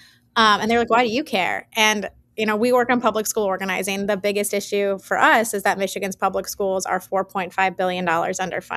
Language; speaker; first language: English; native; English